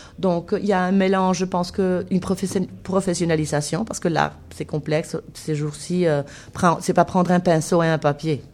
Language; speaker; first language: French; non-native, fluent; Spanish